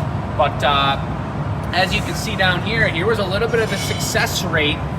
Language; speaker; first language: English; native; English